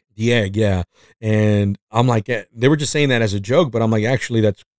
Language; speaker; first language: English; non-native, fluent; Spanish